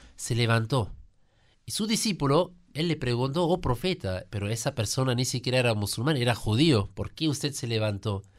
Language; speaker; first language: Spanish; non-native, fluent; German